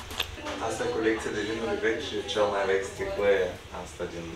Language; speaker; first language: Romanian; non-native, learner; Bulgarian